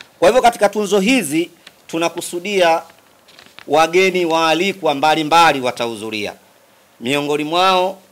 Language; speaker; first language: Swahili; native; Swahili